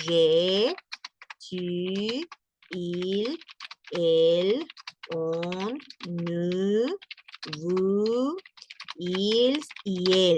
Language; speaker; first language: French; non-native, learner; Spanish